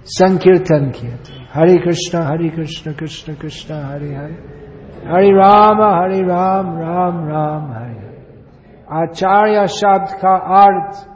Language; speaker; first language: Hindi; non-native, fluent; English